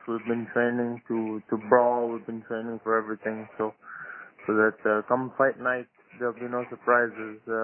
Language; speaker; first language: English; non-native, local second language; French